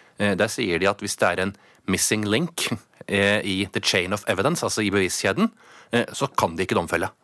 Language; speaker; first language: Norwegian; native; Norwegian